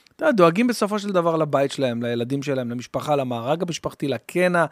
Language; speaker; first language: Hebrew; early bilingual, other home language; Arabic